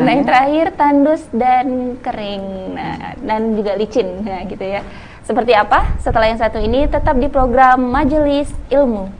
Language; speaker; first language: Indonesian; native; Indonesian